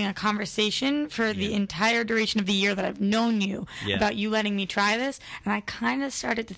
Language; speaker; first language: English; native; English